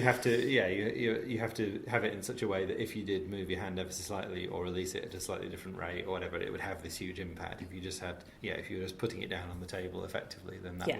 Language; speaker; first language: English; native; English